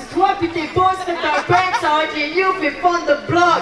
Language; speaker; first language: French; native; French